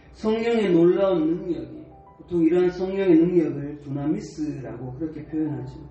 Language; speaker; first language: Korean; native; Korean